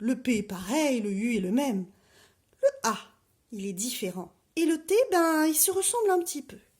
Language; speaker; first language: French; native; French